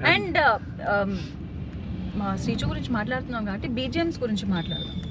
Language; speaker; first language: Telugu; native; Telugu